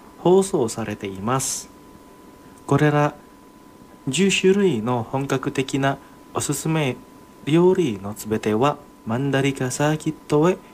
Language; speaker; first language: Japanese; non-native, fluent; Indonesian